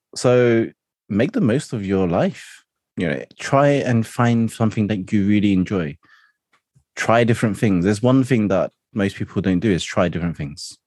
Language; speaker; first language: English; non-native, local second language; Cantonese